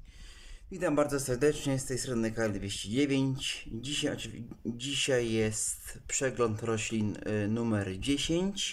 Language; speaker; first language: Polish; native; Polish